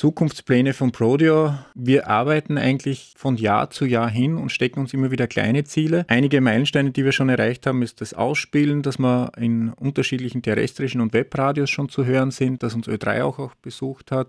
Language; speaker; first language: German; native; German